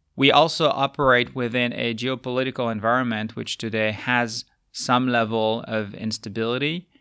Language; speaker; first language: English; non-native, fluent; French